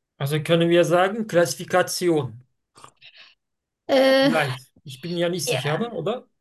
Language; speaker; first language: German; non-native, learner; Turkish